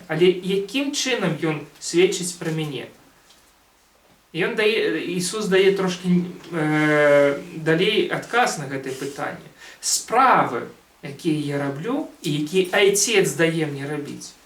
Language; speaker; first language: Belarusian; non-native, local second language; Russian